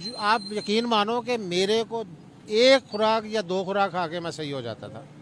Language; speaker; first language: Urdu; non-native, local second language; Punjabi